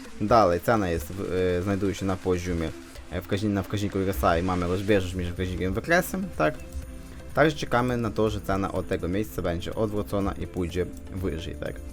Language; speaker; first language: Polish; non-native, fluent; Ukrainian